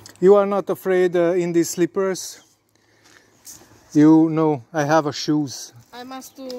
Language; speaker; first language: English; non-native, learner; Hungarian